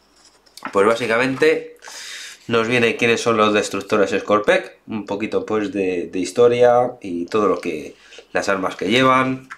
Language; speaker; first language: Spanish; native; Spanish